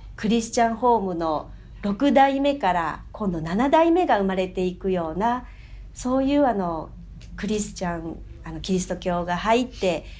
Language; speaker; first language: Japanese; native; Japanese